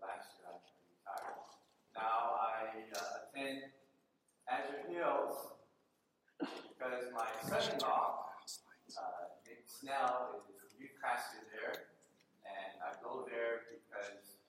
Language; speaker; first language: English; native; English